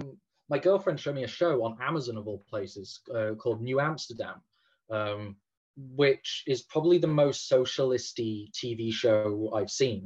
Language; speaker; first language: English; native; English